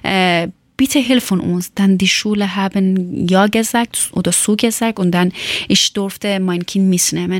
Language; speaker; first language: German; non-native, learner; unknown